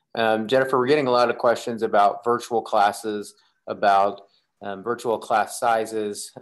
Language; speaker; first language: English; native; English